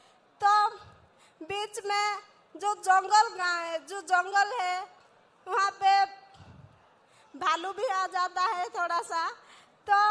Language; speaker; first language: Hindi; non-native, local second language; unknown